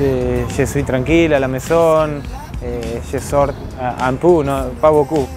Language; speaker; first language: French; non-native, learner; Spanish